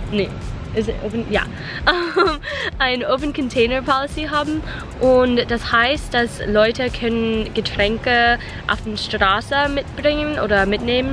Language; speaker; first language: German; non-native, learner; English